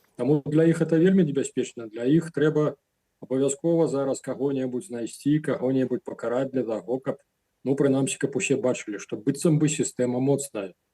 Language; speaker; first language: Belarusian; non-native, local second language; Russian